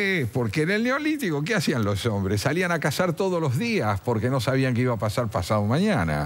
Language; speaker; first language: Spanish; native; Spanish